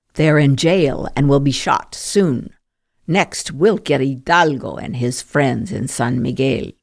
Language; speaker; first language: English; native; English